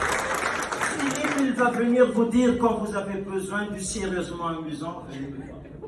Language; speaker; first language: French; non-native, local second language; Malagasy